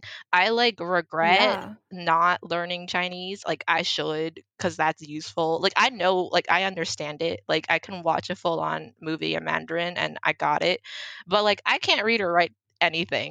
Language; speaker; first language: English; early bilingual, other home language; Chinese